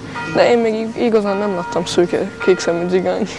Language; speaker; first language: Hungarian; non-native, learner; German